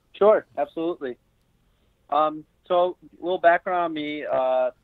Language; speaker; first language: English; native; English